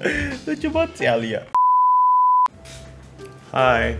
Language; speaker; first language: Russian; non-native, learner; Indonesian